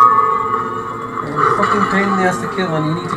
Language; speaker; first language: English; native; English